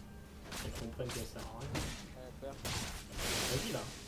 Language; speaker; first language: French; native; French